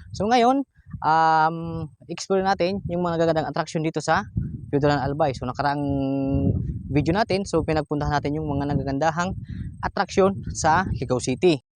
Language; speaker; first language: Filipino; non-native, local second language; Bikol